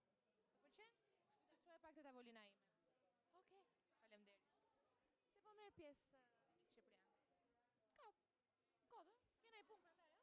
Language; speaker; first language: Albanian; native; Albanian